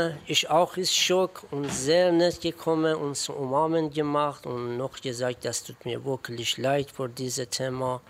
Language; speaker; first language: German; non-native, learner; Persian